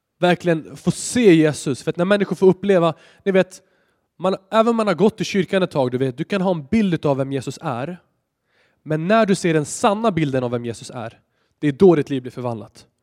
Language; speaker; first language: Swedish; native; Swedish